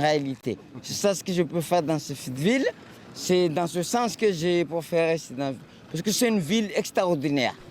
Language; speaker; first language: French; non-native, local second language; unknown